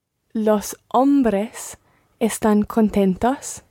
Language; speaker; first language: Spanish; non-native, learner; English